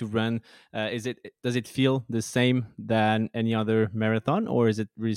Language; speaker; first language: English; non-native, fluent; French